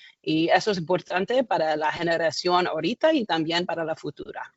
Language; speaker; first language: Spanish; non-native, learner; English